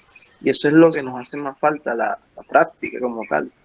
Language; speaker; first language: Spanish; native; Spanish